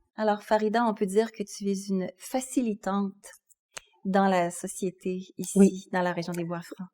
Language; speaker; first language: French; native; French